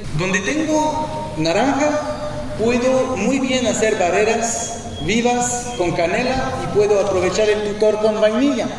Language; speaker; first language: Spanish; non-native, fluent; French